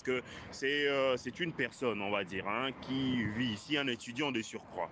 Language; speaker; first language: French; non-native, local second language; Lingala